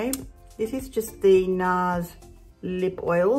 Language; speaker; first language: English; native; English